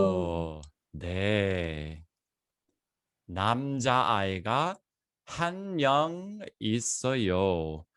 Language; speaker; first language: Korean; non-native, fluent; English